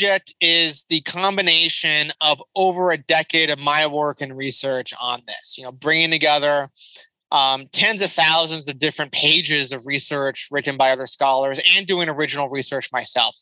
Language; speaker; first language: English; native; English